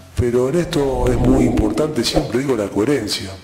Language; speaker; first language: Spanish; native; Spanish